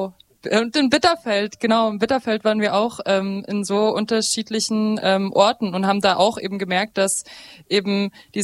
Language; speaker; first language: German; native; German